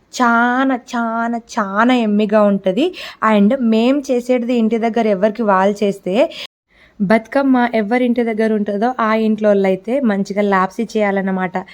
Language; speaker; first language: Telugu; non-native, local second language; Lambadi